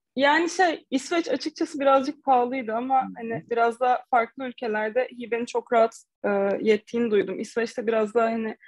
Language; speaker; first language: Turkish; native; Turkish